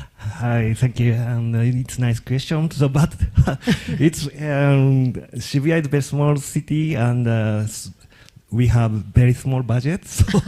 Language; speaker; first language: English; non-native, learner; Japanese